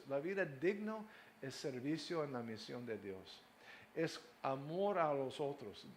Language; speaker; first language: Spanish; non-native, fluent; English